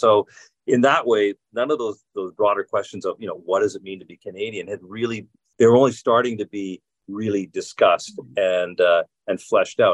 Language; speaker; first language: English; native; English